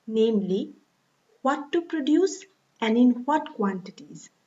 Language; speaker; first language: English; non-native, local second language; Assamese